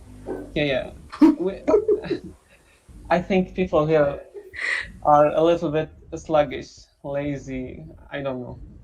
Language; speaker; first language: English; non-native, learner; Arabic